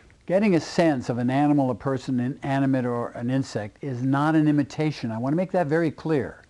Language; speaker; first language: English; native; English